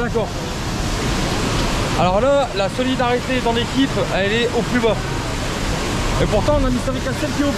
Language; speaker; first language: French; native; French